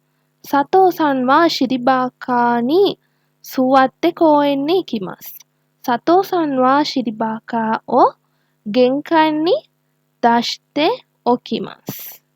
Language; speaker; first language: Japanese; non-native, learner; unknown